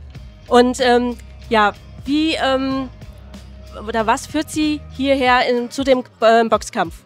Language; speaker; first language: German; native; German